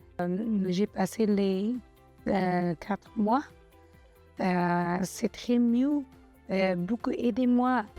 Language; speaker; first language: French; non-native, learner; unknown